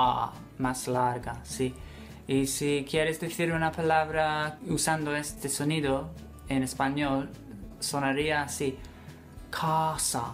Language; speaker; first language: Spanish; non-native, fluent; English